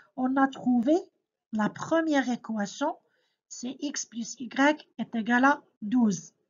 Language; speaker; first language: French; non-native, local second language; Arabic